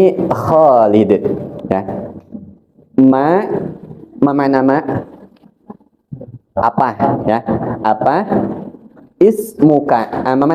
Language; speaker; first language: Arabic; non-native, fluent; Indonesian